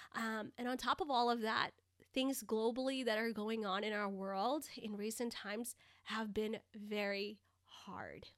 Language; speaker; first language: English; early bilingual, other home language; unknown